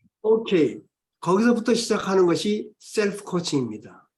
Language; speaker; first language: Korean; native; Korean